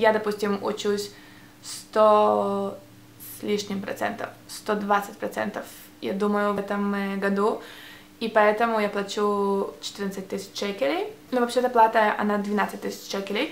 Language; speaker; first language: Russian; early bilingual, heritage; Russian